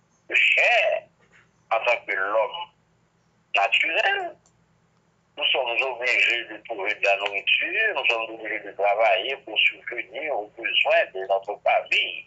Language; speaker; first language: French; non-native, local second language; Haitian Creole